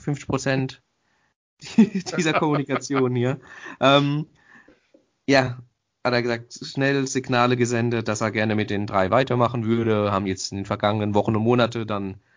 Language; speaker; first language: German; native; German